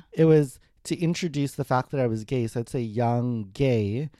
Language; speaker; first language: English; native; English